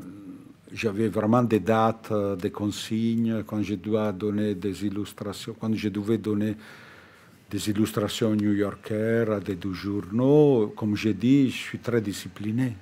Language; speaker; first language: French; non-native, fluent; Italian